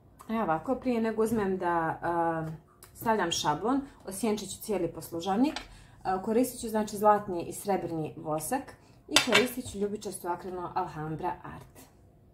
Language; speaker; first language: Croatian; native; Croatian